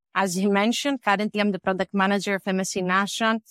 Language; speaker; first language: English; non-native, fluent; Greek